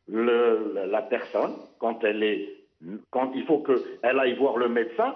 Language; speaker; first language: French; non-native, local second language; Arabic